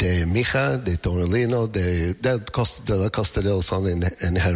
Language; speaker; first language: Spanish; non-native, learner; English